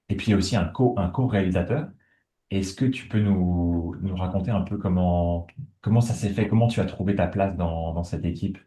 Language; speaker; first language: French; native; French